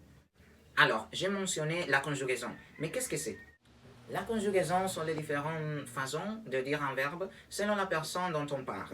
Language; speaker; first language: French; non-native, learner; Spanish